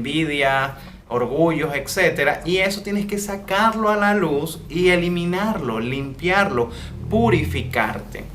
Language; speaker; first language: Spanish; native; Spanish